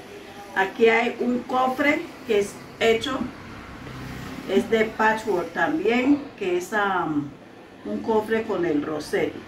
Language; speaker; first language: Spanish; non-native, local second language; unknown